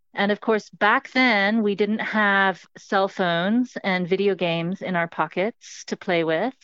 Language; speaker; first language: English; non-native, local second language; Cantonese